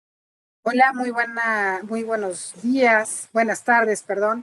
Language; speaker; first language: Spanish; native; Spanish